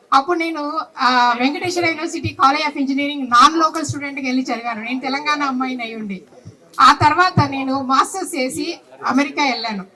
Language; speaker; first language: Telugu; native; Telugu